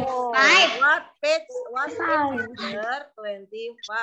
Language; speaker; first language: English; non-native, learner; Indonesian